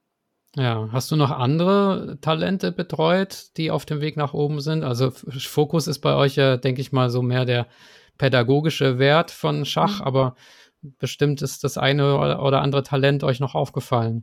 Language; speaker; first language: German; native; German